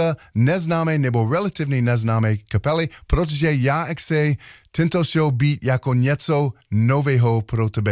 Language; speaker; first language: Czech; non-native, learner; English